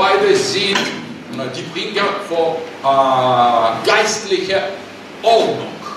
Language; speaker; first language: German; non-native, learner; Russian